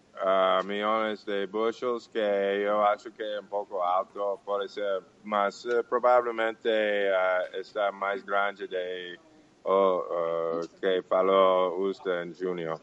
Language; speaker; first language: Portuguese; non-native, fluent; English